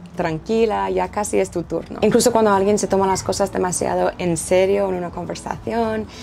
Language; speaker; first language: Spanish; non-native, fluent; English